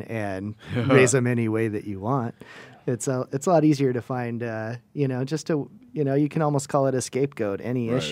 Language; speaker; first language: English; native; English